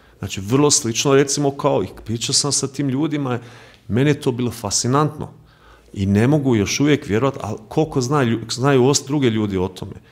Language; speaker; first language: Croatian; early bilingual, heritage; Croatian